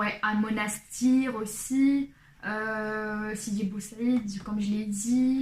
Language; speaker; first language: French; non-native, local second language; Arabic